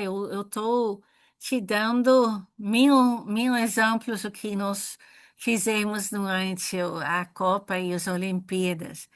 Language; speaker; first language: Portuguese; non-native, fluent; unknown